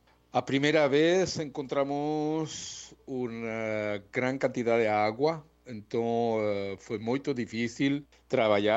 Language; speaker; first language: Portuguese; non-native, learner; Spanish